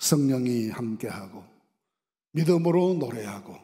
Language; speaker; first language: Korean; native; Korean